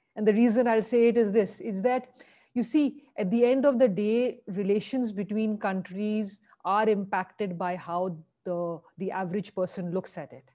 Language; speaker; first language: English; non-native, local second language; Hindi